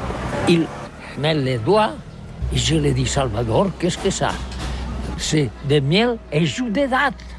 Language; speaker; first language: French; non-native, learner; Catalan